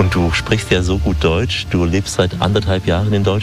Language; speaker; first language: German; native; German